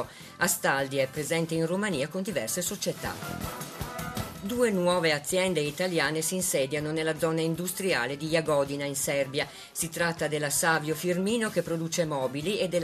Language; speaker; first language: Italian; native; Italian